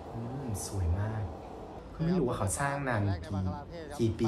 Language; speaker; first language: Thai; non-native, fluent; Vietnamese